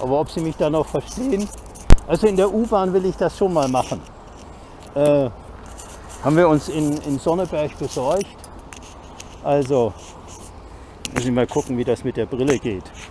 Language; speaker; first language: German; native; German